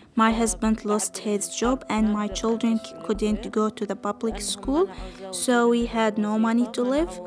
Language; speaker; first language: English; non-native, fluent; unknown